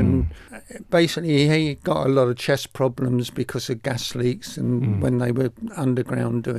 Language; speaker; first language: English; native; English